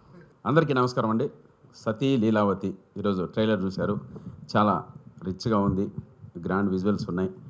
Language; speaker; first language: Telugu; native; Telugu